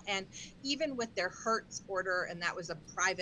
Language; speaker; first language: English; native; English